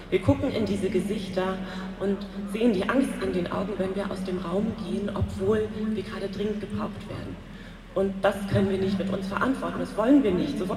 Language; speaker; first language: German; native; German